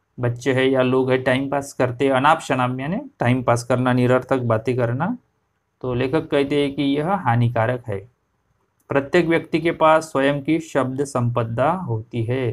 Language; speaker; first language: Hindi; non-native, local second language; Marathi